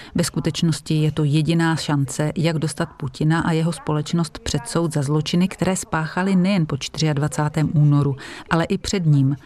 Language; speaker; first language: Czech; non-native, fluent; Hungarian